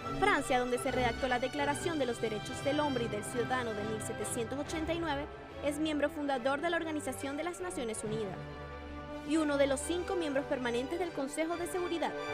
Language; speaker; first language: Spanish; native; Spanish